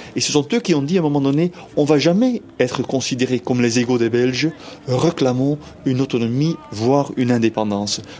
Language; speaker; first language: French; non-native, fluent; Dutch